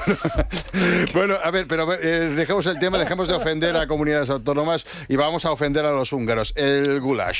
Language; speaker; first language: Spanish; native; Spanish